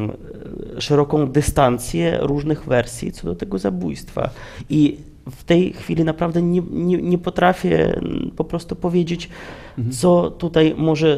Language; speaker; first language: Polish; non-native, fluent; Ukrainian